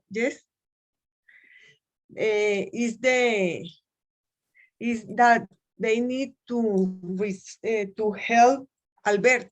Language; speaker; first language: English; non-native, learner; Spanish